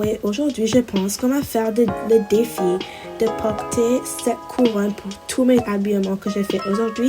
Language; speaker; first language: French; non-native, learner; English